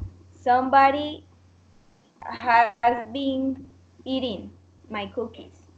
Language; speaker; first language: English; non-native, learner; Spanish